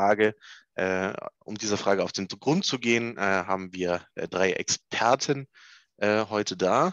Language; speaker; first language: German; native; German